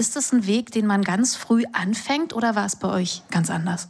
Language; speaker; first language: German; native; German